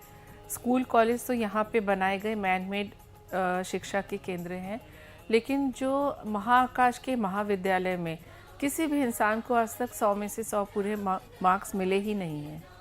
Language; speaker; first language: Hindi; native; Hindi